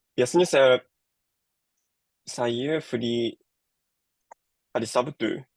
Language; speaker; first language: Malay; non-native, learner; Japanese